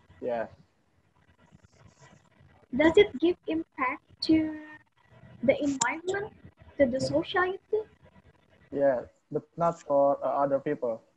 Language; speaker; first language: English; non-native, fluent; Indonesian